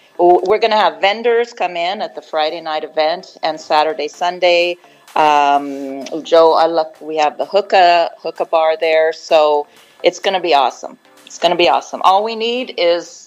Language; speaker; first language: English; early bilingual, other home language; Arabic